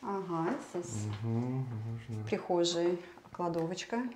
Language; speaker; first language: Russian; native; Russian